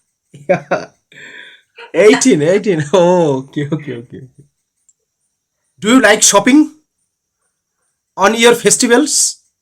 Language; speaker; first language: English; non-native, learner; Bangla